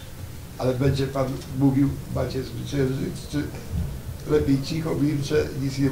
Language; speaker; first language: Polish; native; Polish